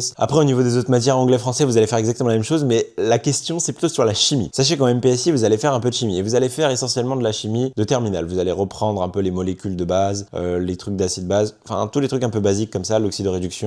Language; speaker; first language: French; native; French